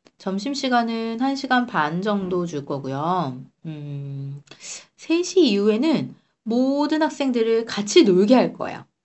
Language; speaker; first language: Korean; native; Korean